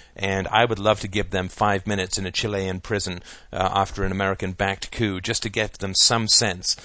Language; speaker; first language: English; native; English